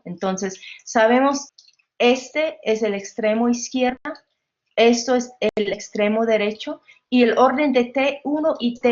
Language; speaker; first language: Spanish; non-native, fluent; English